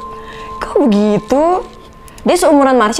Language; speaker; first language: Indonesian; native; Indonesian